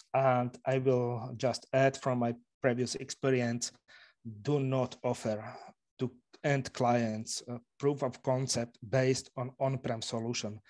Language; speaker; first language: English; non-native, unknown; Slovak